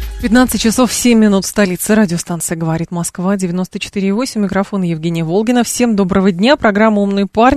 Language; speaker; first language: Russian; native; Russian